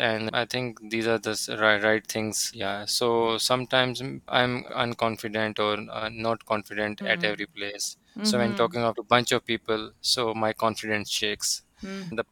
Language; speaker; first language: English; non-native, local second language; Urdu